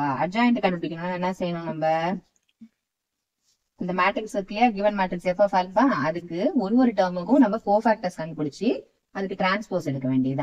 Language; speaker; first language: Tamil; native; Tamil